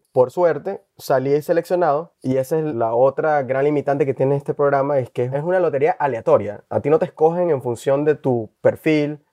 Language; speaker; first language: Spanish; native; Spanish